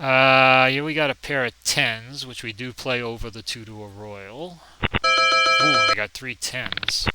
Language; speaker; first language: English; native; English